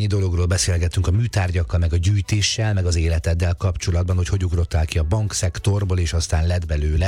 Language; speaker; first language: Hungarian; native; Hungarian